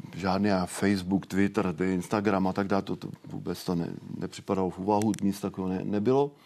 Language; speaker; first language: Czech; native; Czech